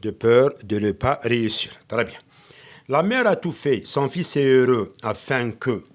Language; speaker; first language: French; non-native, local second language; Arabic